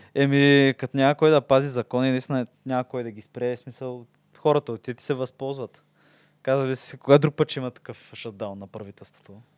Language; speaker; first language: Bulgarian; native; Bulgarian